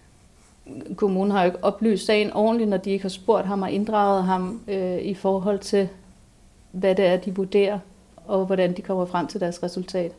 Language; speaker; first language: Danish; native; Danish